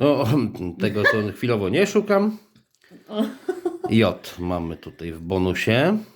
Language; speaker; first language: Polish; native; Polish